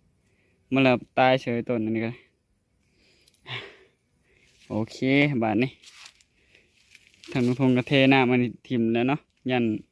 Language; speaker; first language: Thai; non-native, local second language; Lao